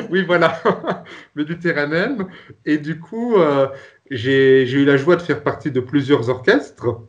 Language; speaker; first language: French; native; French